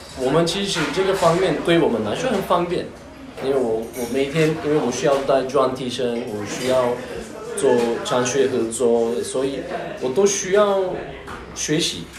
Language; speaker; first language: Chinese; non-native, fluent; Turkish